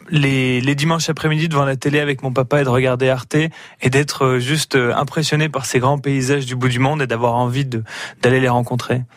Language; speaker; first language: French; native; French